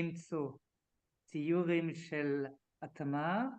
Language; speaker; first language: Hebrew; non-native, learner; French